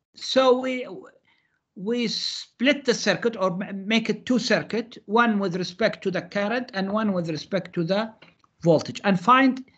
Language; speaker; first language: English; non-native, fluent; Arabic